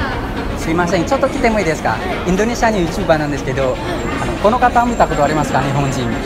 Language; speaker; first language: Japanese; non-native, learner; Indonesian